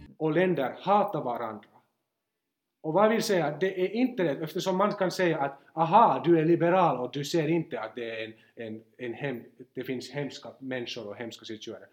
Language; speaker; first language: Swedish; non-native, local second language; Finnish